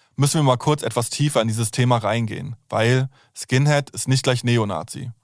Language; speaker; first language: German; native; German